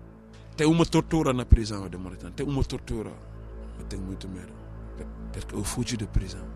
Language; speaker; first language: Portuguese; non-native, learner; Arabic